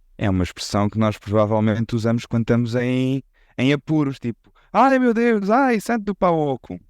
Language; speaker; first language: Portuguese; native; Portuguese